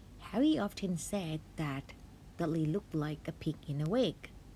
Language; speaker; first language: English; non-native, fluent; Thai